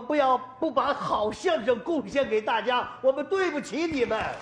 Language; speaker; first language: Chinese; native; Chinese